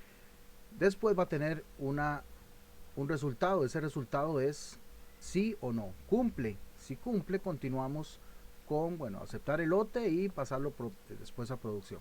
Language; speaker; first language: Spanish; native; Spanish